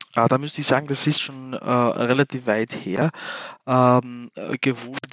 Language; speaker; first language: German; native; German